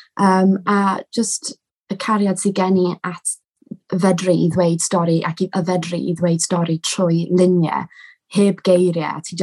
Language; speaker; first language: Welsh; non-native, local second language; English